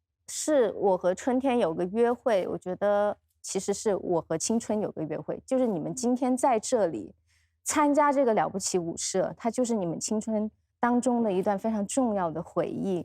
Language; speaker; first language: Chinese; native; Chinese